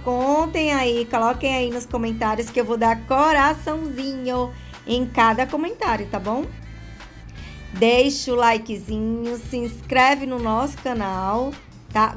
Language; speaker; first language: Portuguese; native; Portuguese